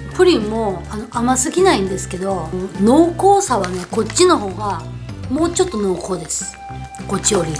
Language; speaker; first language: Japanese; non-native, fluent; Korean